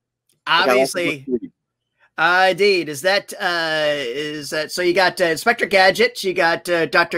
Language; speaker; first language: English; native; English